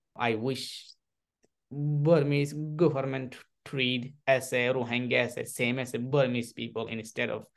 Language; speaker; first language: English; non-native, fluent; Burmese